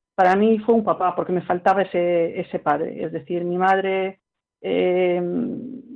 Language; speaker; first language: Spanish; early bilingual, heritage; French